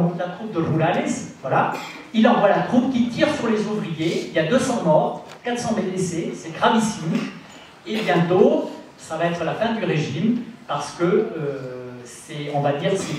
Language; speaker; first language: French; native; French